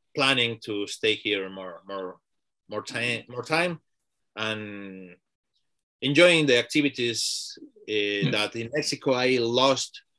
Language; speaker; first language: English; non-native, learner; Spanish